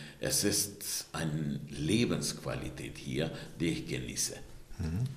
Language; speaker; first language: German; non-native, fluent; Romanian